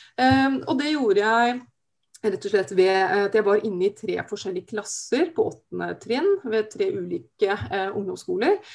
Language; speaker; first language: Norwegian; native; Norwegian